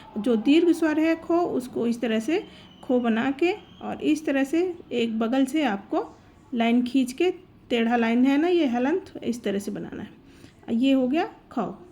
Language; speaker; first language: Hindi; native; Hindi